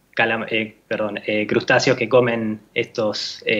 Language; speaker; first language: Spanish; native; Spanish